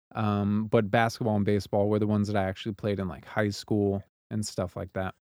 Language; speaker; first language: English; native; English